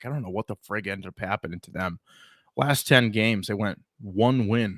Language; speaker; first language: English; native; English